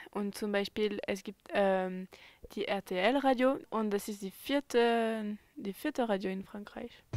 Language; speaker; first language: German; non-native, fluent; French